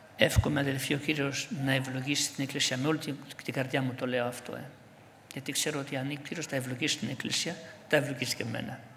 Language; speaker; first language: Greek; non-native, fluent; Italian